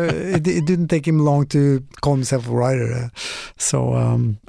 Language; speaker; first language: English; non-native, fluent; Norwegian